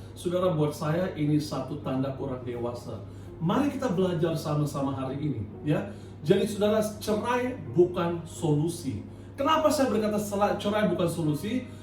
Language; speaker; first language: Indonesian; non-native, fluent; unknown